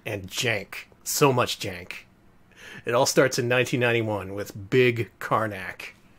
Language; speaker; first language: English; native; English